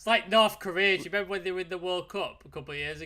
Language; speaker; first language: English; native; English